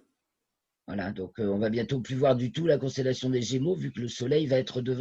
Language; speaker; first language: French; native; French